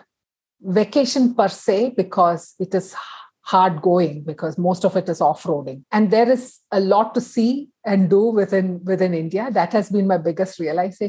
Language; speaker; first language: English; non-native, local second language; Tamil